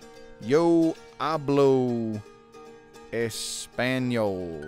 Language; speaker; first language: Spanish; non-native, learner; English